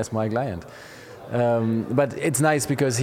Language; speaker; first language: English; non-native, fluent; German